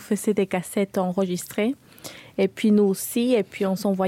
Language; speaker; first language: French; non-native, fluent; Spanish